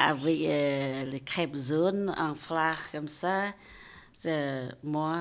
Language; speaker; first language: French; non-native, learner; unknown